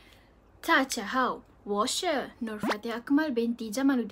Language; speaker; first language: Chinese; non-native, learner; Malay